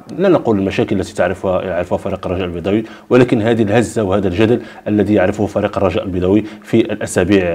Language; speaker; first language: Arabic; native; Arabic